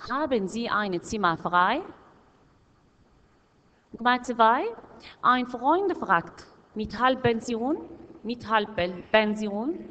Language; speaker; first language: German; non-native, fluent; Arabic